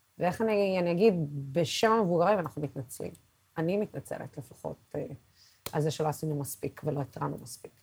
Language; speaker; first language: Hebrew; non-native, local second language; Arabic